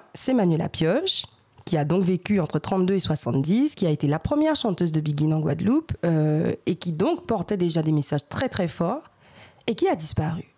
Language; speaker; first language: French; native; French